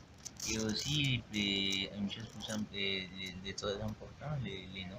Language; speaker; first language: French; non-native, learner; Spanish